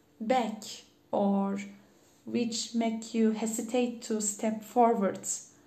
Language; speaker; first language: English; non-native, learner; Turkish